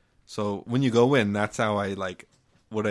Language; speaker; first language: English; native; English